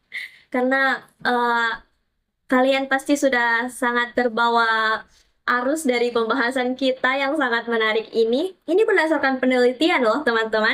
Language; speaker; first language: Indonesian; native; Indonesian